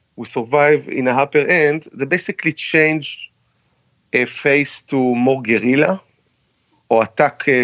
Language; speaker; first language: English; non-native, fluent; Hebrew